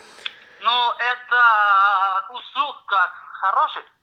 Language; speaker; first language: Russian; non-native, learner; Chinese